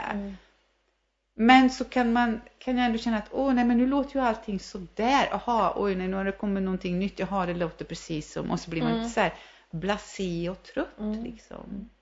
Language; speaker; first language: Swedish; native; Swedish